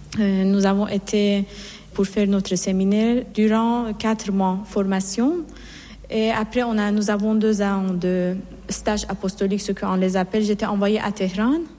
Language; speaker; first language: French; non-native, fluent; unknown